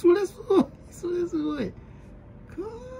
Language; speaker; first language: Japanese; native; Japanese